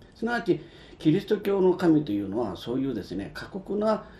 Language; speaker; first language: Japanese; native; Japanese